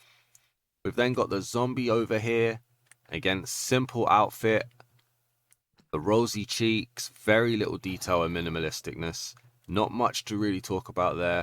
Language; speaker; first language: English; native; English